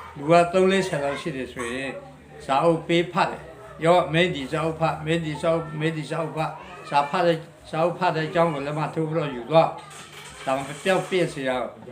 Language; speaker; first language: Burmese; non-native, local second language; Western Kayah